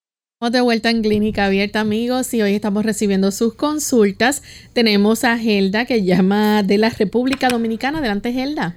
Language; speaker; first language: Spanish; native; Spanish